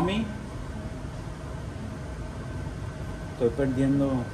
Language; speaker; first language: Spanish; early bilingual, heritage; English